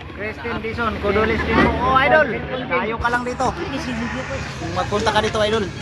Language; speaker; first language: Filipino; non-native, local second language; Cebuano